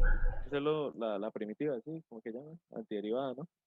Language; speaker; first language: Spanish; native; Spanish